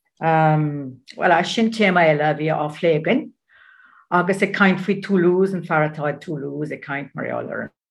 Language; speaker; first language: Irish; non-native, learner; Dutch